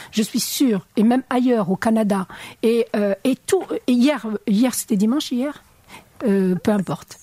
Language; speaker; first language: French; non-native, local second language; Arabic